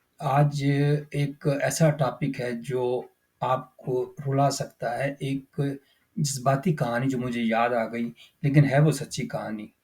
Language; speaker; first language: Urdu; native; Urdu